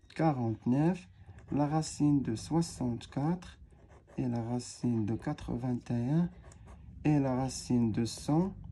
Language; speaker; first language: French; non-native, local second language; Arabic